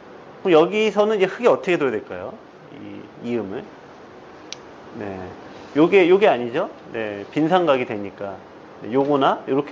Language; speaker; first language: Korean; native; Korean